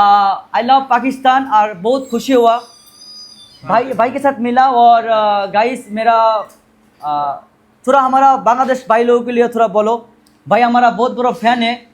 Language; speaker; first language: Hindi; non-native, learner; Bangla